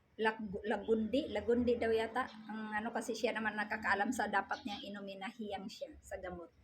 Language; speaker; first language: Filipino; non-native, local second language; Cebuano